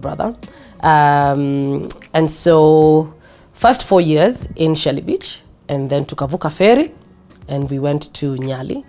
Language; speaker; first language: English; non-native, local second language; Swahili